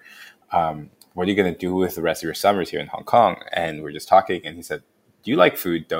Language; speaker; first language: English; non-native, local second language; Cantonese